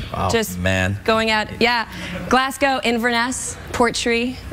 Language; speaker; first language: English; non-native, fluent; Spanish